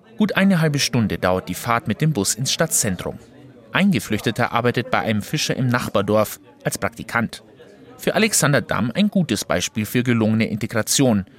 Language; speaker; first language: German; native; German